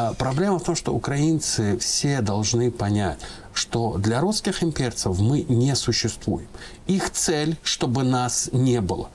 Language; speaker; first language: Russian; non-native, local second language; Ingush